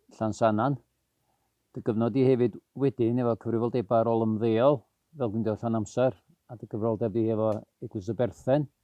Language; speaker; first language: Welsh; native; Welsh